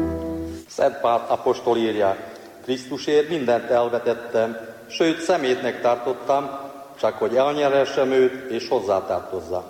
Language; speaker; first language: Hungarian; native; Hungarian